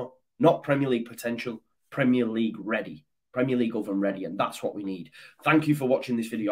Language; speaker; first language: English; native; English